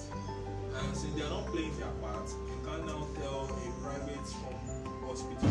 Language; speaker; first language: English; non-native, local second language; Yoruba